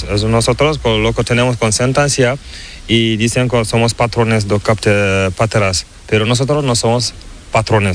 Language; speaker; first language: Spanish; non-native, learner; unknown